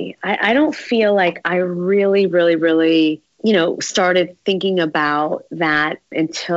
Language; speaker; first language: English; native; English